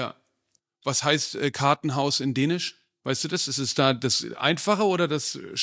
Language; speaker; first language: German; native; German